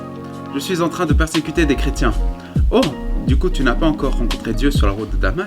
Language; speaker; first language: French; native; French